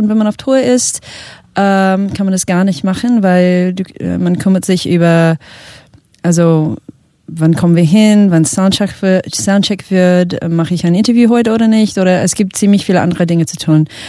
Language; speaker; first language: German; non-native, fluent; English